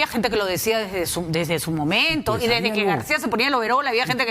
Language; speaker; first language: Spanish; native; Spanish